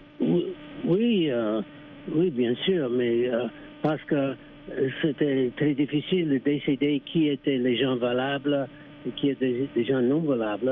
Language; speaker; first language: French; non-native, fluent; English